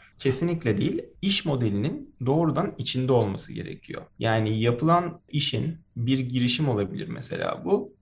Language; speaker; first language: Turkish; native; Turkish